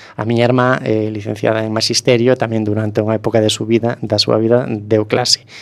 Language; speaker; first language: Galician; native; Galician